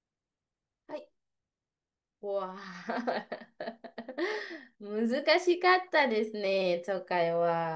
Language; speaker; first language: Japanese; non-native, fluent; Indonesian